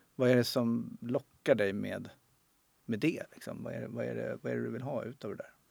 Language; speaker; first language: Swedish; native; Swedish